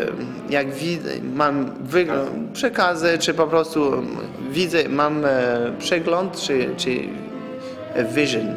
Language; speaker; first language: Polish; non-native, fluent; French